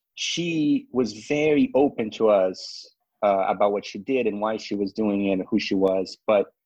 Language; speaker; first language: English; non-native, fluent; Portuguese